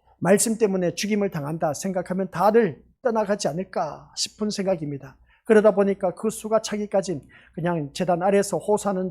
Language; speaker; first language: Korean; native; Korean